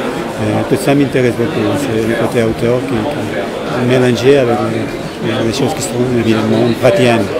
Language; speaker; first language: French; non-native, fluent; Spanish